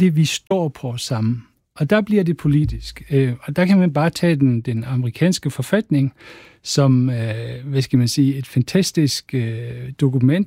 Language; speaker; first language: Danish; non-native, fluent; German